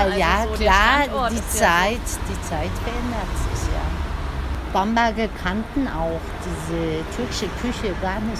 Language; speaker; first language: German; early bilingual, other home language; Turkish